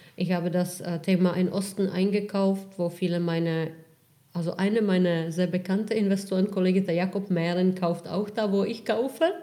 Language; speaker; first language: German; non-native, fluent; Czech